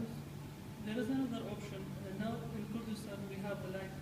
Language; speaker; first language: English; non-native, learner; Kurdish